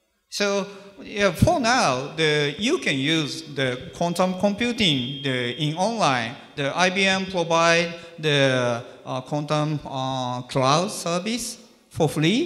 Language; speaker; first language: English; non-native, learner; Japanese